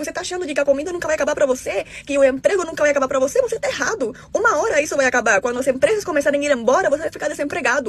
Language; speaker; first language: Portuguese; non-native, fluent; Spanish